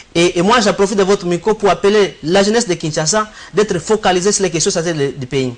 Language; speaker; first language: French; non-native, local second language; Swahili